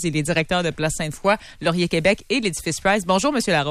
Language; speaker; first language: French; native; French